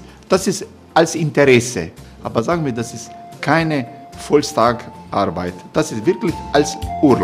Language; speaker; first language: German; non-native, fluent; Croatian